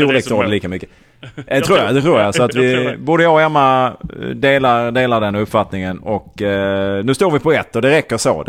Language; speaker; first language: Swedish; native; Swedish